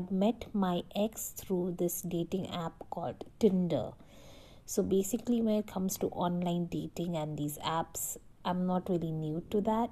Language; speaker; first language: English; non-native, local second language; Hindi